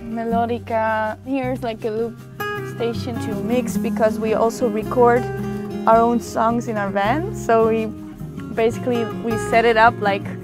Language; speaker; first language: English; non-native, fluent; Dutch